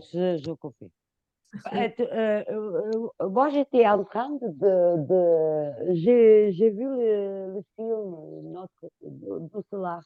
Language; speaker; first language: French; non-native, fluent; Portuguese